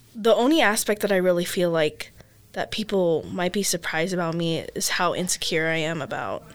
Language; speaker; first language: English; early bilingual, other home language; Filipino